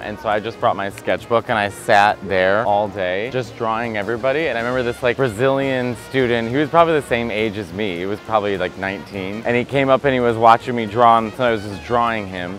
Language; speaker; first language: English; native; English